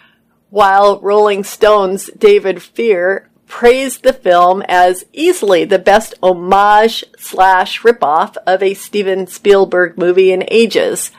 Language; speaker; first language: English; native; English